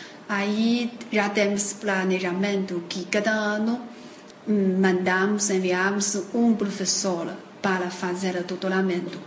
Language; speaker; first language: Portuguese; non-native, fluent; Chinese